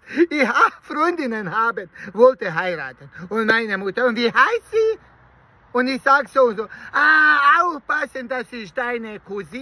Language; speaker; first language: German; non-native, learner; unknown